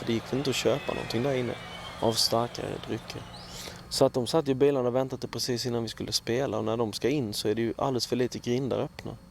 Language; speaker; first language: Swedish; native; Swedish